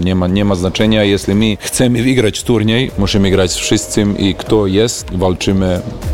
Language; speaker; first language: Polish; non-native, learner; Serbian